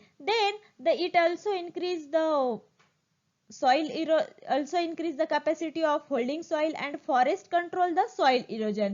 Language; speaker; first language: English; non-native, local second language; Marathi